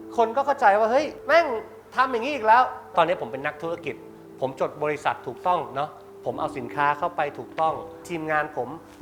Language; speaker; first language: Thai; native; Thai